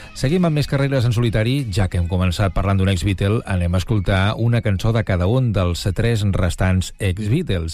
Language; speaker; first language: Catalan; native; Catalan